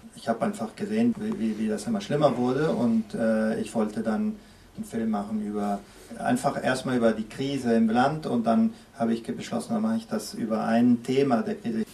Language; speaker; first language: German; early bilingual, other home language; Spanish